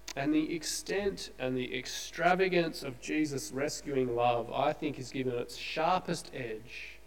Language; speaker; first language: English; native; English